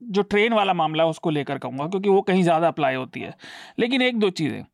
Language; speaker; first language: Hindi; native; Hindi